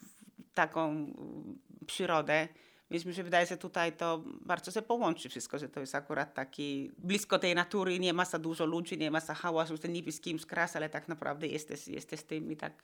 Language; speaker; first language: Polish; non-native, fluent; Finnish